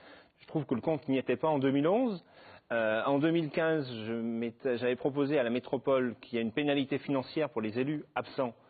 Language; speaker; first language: French; native; French